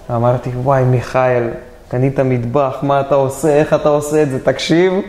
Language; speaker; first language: Hebrew; native; Hebrew